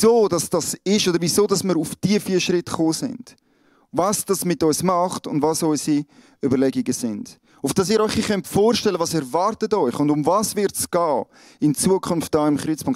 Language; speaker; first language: German; native; German